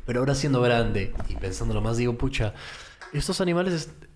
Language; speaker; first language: Spanish; early bilingual, heritage; Spanish